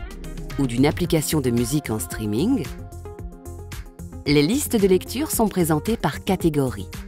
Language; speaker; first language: French; native; French